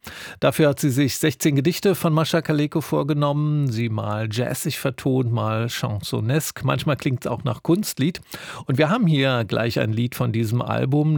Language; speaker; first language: German; native; German